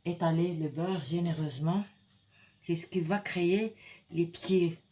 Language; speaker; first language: French; non-native, local second language; Arabic